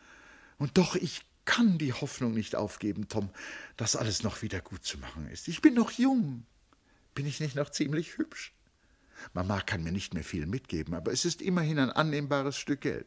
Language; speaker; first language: German; native; German